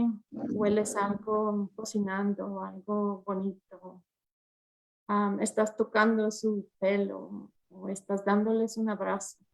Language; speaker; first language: Spanish; early bilingual, heritage; English